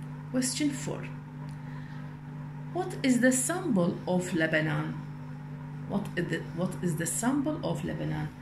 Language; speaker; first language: English; non-native, fluent; Arabic